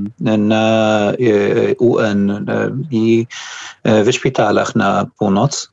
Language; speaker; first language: Polish; non-native, learner; Arabic